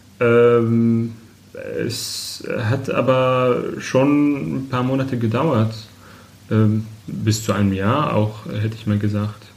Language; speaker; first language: German; non-native, fluent; Arabic